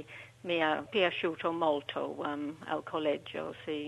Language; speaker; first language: Italian; non-native, learner; English